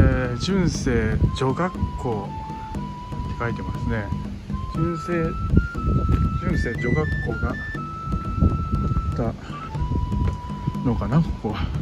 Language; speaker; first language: Japanese; native; Japanese